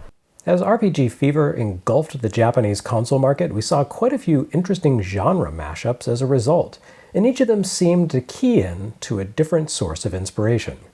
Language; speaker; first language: English; native; English